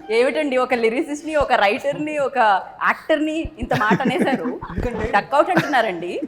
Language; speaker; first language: Telugu; native; Telugu